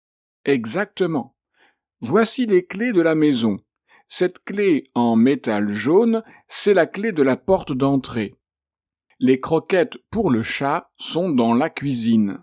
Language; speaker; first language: French; native; French